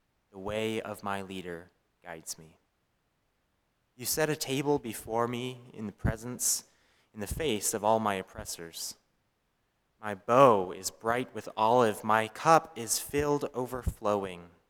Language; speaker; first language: English; native; English